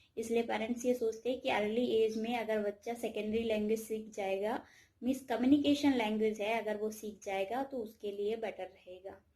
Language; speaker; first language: Hindi; native; Hindi